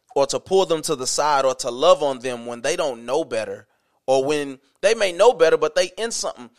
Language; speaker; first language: English; native; English